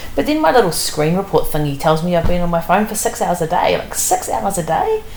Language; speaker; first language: English; native; English